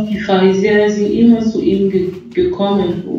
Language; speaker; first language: German; non-native, fluent; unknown